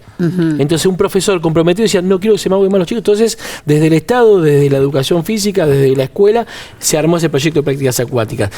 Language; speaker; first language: Spanish; native; Spanish